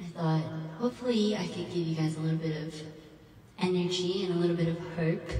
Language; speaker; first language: English; early bilingual, other home language; Korean